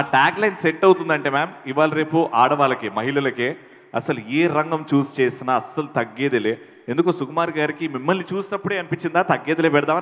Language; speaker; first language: Telugu; native; Telugu